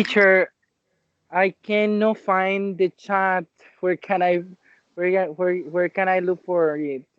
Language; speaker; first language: English; non-native, learner; Spanish